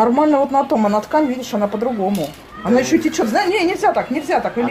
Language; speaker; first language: Russian; native; Russian